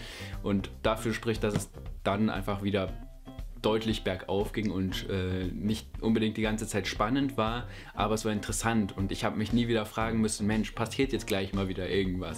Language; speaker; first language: German; native; German